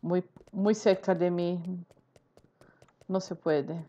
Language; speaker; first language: Spanish; non-native, learner; Portuguese